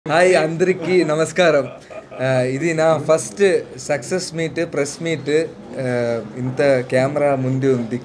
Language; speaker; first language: Telugu; non-native, learner; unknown